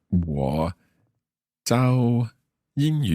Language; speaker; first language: Chinese; non-native, learner; English